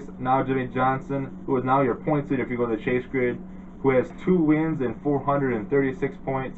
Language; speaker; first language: English; native; English